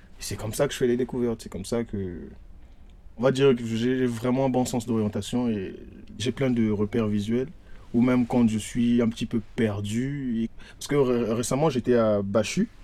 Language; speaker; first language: French; non-native, local second language; Lingala